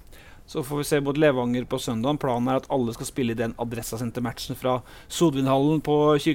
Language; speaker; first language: Norwegian; native; Norwegian